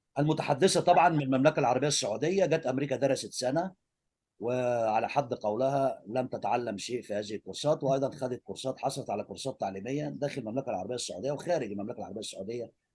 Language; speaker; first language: Egyptian Arabic; native; Egyptian Arabic